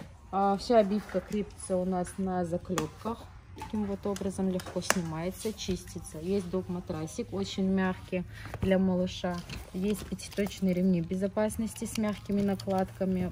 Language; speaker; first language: Russian; native; Russian